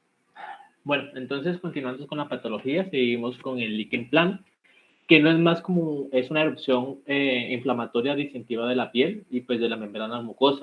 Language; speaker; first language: Spanish; native; Spanish